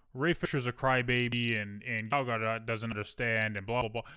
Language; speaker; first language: English; native; English